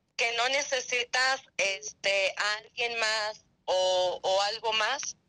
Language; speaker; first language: Spanish; native; Spanish